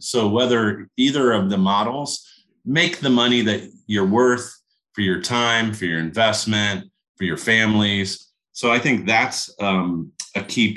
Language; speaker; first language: English; native; English